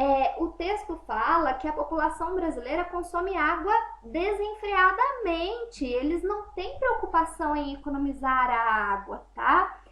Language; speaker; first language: Portuguese; native; Portuguese